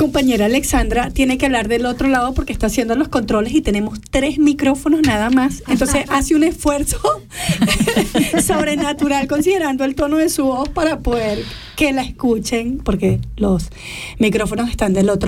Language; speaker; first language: Spanish; native; Spanish